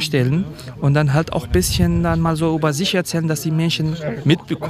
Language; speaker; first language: German; non-native, fluent; Kurdish